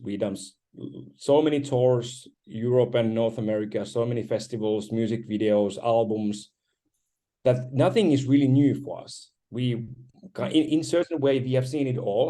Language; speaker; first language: English; non-native, fluent; Finnish